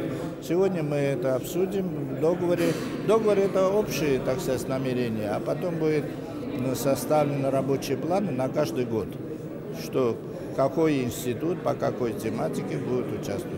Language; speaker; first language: Russian; non-native, fluent; Armenian